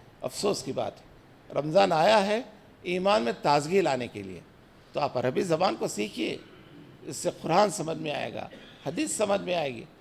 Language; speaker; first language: Urdu; native; Urdu